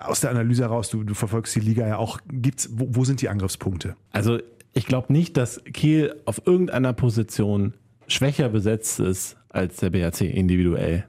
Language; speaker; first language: German; native; German